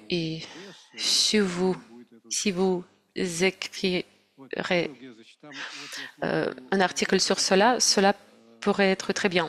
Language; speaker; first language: French; non-native, fluent; Russian